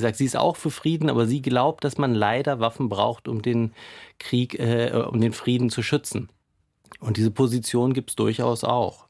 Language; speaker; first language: German; native; German